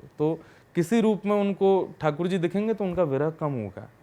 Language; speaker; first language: Hindi; native; Hindi